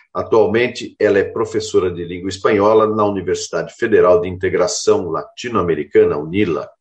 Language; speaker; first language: Portuguese; native; Portuguese